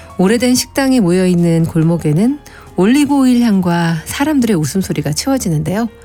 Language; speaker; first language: Korean; native; Korean